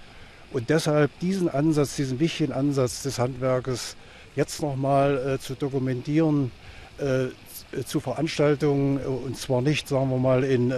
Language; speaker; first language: German; native; German